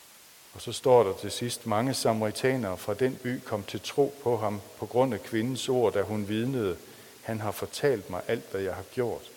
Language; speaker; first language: Danish; native; Danish